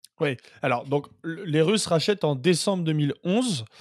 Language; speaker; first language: French; native; French